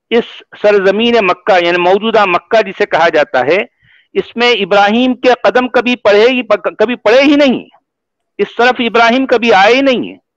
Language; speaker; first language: Hindi; native; Hindi